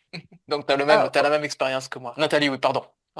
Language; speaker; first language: French; native; French